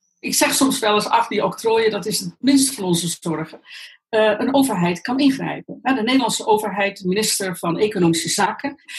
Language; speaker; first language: Dutch; native; Dutch